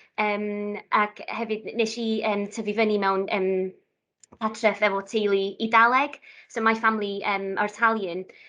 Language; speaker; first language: Welsh; non-native, local second language; Italian